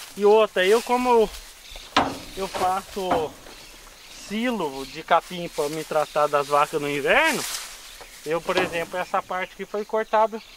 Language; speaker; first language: Portuguese; native; Portuguese